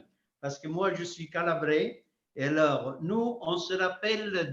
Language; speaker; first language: French; non-native, fluent; Italian